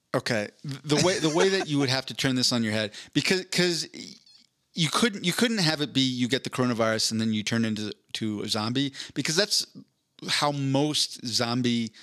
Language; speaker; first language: English; native; English